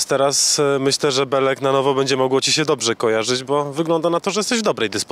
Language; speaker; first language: Polish; native; Polish